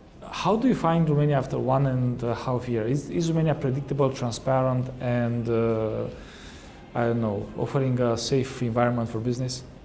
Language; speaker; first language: English; non-native, fluent; Romanian